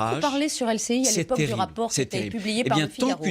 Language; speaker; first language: French; native; French